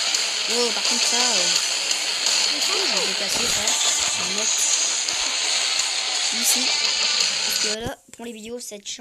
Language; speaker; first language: French; native; French